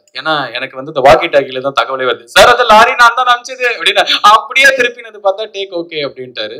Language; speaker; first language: Tamil; native; Tamil